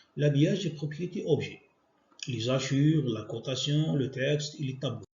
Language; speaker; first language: French; non-native, local second language; Arabic